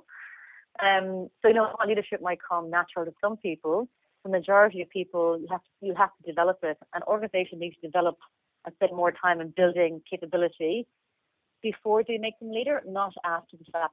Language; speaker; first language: English; native; English